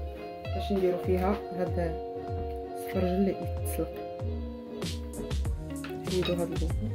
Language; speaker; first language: Arabic; native; Arabic